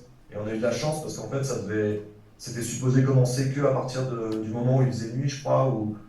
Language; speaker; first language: French; native; French